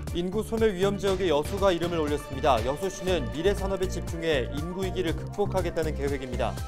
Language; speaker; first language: Korean; native; Korean